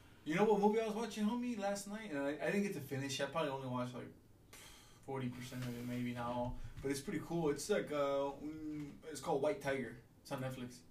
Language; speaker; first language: English; early bilingual, other home language; Spanish